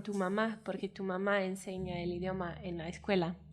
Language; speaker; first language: Spanish; non-native, fluent; Welsh